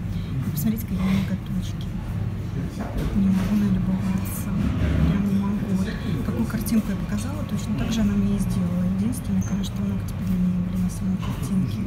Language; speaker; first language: Russian; native; Russian